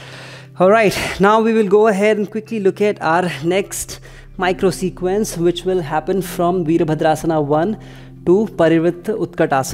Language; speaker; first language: English; non-native, local second language; Hindi